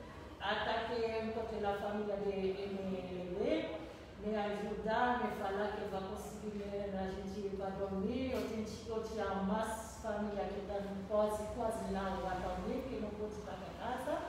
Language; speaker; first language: Portuguese; non-native, learner; Spanish